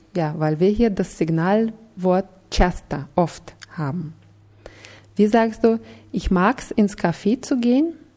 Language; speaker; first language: German; non-native, fluent; Russian